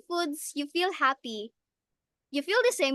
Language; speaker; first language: English; non-native, local second language; Filipino